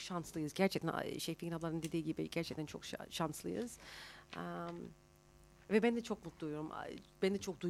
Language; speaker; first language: Turkish; early bilingual, heritage; Turkish